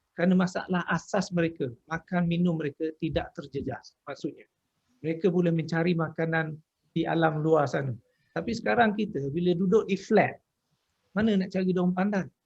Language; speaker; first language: Malay; native; Malay